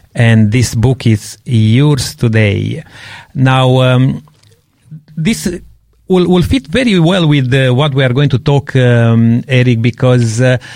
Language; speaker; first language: English; non-native, fluent; Romanian